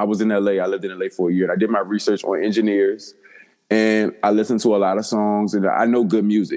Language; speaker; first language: English; native; English